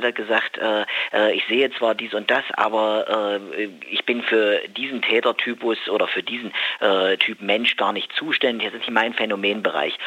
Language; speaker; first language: German; native; German